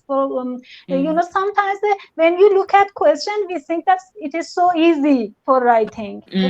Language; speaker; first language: English; non-native, learner; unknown